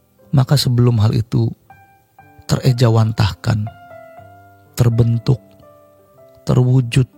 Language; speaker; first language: Indonesian; native; Indonesian